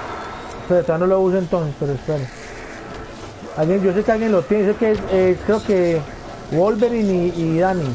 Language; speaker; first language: Spanish; native; Spanish